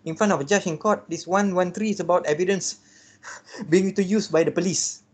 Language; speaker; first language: English; non-native, local second language; Malay